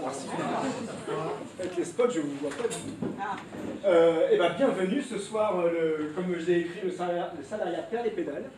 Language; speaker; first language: French; native; French